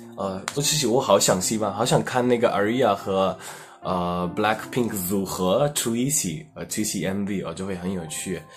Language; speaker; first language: Chinese; non-native, fluent; Hindi